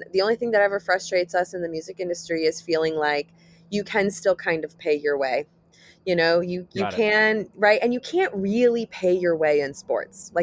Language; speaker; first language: English; native; English